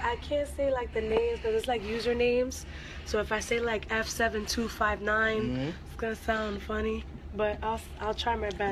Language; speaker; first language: English; early bilingual, other home language; Spanish